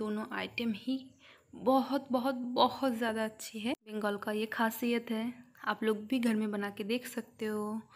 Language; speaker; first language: Hindi; non-native, local second language; Bangla